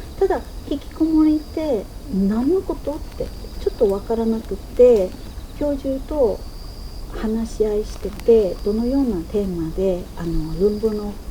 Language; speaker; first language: Japanese; non-native, fluent; Chinese